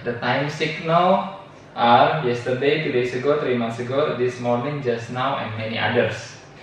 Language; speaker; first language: English; non-native, fluent; Indonesian